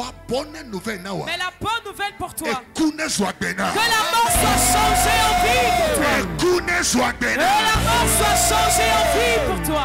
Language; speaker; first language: French; non-native, local second language; Ewe